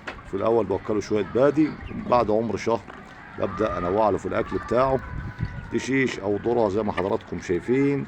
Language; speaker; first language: Arabic; native; Arabic